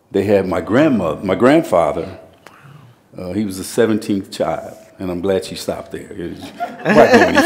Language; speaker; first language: English; native; English